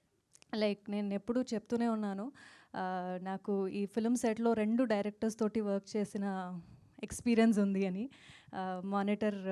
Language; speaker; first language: Telugu; non-native, fluent; Kannada